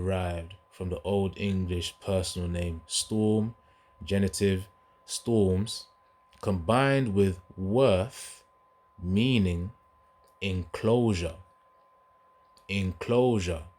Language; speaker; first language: English; native; English